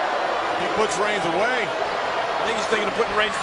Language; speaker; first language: English; native; English